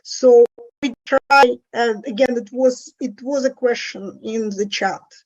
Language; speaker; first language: English; non-native, fluent; Russian